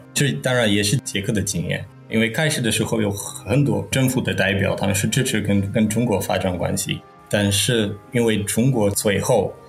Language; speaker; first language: Chinese; non-native, fluent; Czech